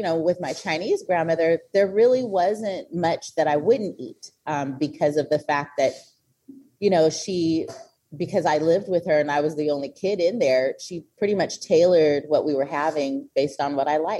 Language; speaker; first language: English; native; English